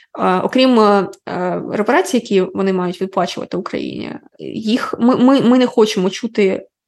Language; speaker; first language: Ukrainian; non-native, local second language; Russian